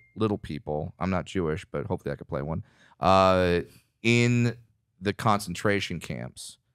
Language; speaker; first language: English; native; English